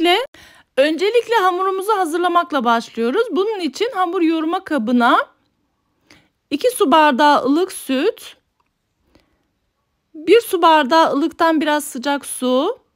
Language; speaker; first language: Turkish; native; Turkish